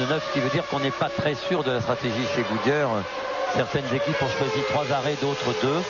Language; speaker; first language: French; native; French